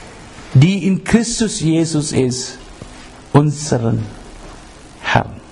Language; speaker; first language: German; non-native, fluent; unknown